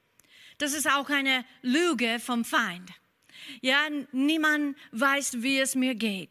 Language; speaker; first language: German; non-native, fluent; English